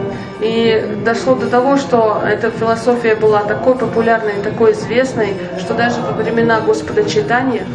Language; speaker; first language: Russian; native; Russian